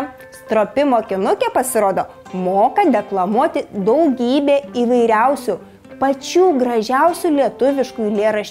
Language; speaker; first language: Lithuanian; native; Lithuanian